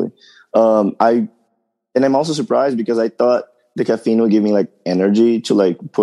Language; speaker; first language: English; non-native, fluent; Portuguese